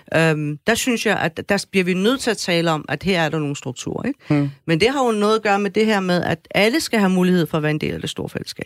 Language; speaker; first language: Danish; early bilingual, other home language; Persian